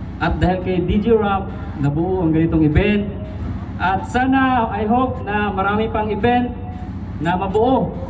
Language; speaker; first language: Filipino; non-native, local second language; Cebuano